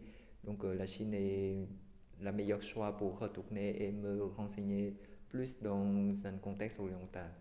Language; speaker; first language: French; non-native, fluent; Chinese